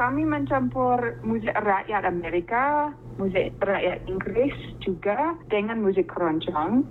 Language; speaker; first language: Indonesian; non-native, fluent; English